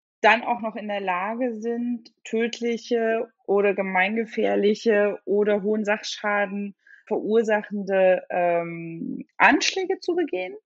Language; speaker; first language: German; native; German